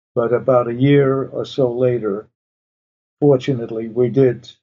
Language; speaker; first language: English; early bilingual, other home language; Polish